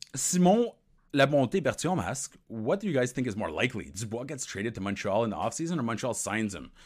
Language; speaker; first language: English; native; English